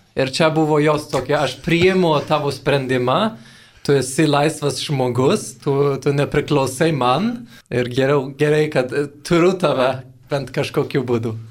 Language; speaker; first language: Lithuanian; non-native, fluent; Swedish